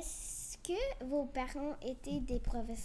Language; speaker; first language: French; non-native, learner; English